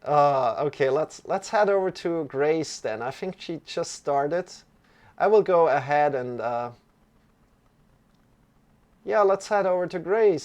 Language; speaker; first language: English; non-native, fluent; German